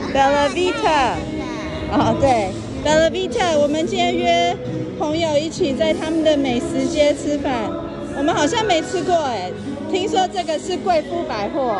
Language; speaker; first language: Chinese; early bilingual, heritage; Chinese